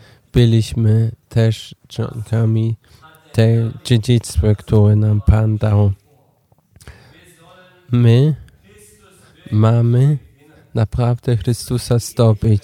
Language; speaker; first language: Polish; non-native, learner; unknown